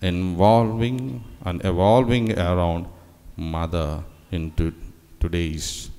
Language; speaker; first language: English; non-native, local second language; Telugu